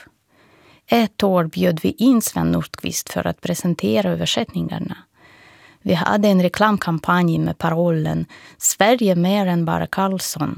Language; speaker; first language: Swedish; non-native, fluent; Russian